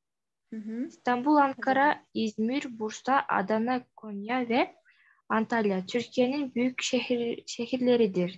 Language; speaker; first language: Turkish; non-native, learner; Kyrgyz